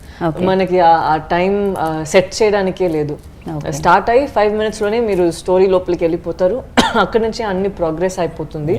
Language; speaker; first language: Telugu; non-native, fluent; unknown